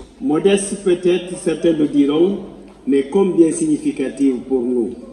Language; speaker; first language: French; non-native, local second language; Fula